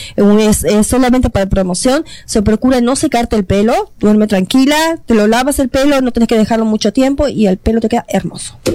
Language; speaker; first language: Spanish; native; Spanish